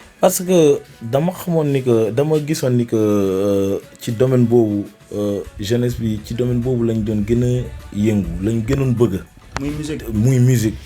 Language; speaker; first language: Wolof; non-native, local second language; Fula